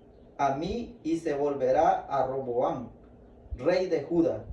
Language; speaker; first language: Spanish; native; Spanish